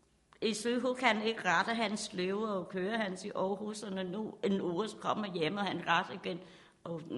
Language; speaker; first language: Danish; non-native, learner; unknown